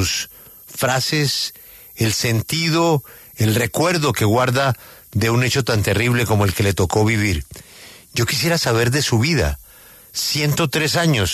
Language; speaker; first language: Spanish; native; Spanish